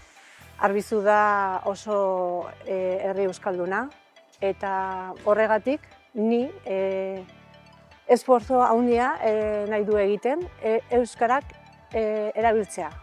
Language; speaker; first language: Basque; non-native, learner; Spanish